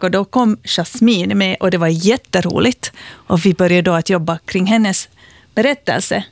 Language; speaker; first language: Swedish; native; Swedish